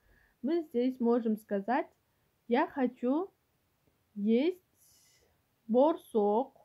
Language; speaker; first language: Russian; non-native, local second language; Kyrgyz